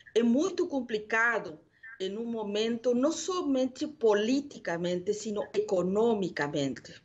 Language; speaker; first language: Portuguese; non-native, learner; Spanish